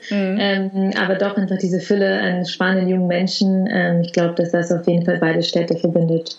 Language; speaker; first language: German; early bilingual, other home language; Russian